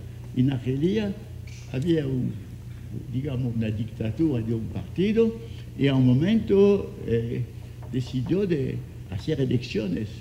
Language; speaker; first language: Spanish; non-native, fluent; French